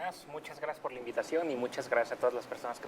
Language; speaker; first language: Spanish; native; Spanish